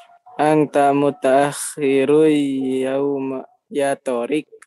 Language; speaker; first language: Arabic; non-native, learner; Indonesian